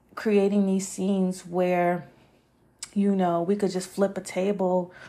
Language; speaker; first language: English; native; English